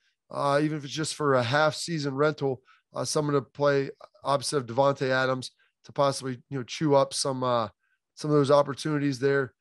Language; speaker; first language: English; native; English